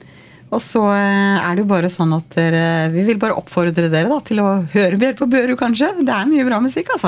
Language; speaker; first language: Norwegian; native; Norwegian